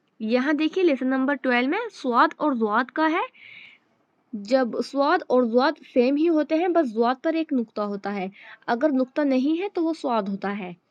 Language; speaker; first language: Hindi; native; Hindi